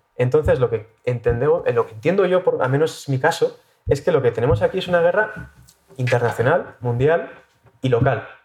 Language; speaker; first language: Spanish; native; Spanish